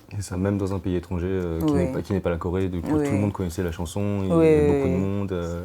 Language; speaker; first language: French; native; French